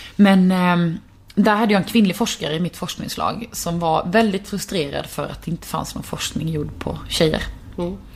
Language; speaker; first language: Swedish; native; Swedish